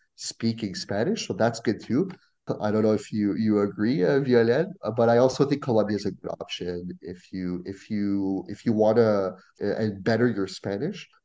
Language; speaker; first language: English; non-native, fluent; French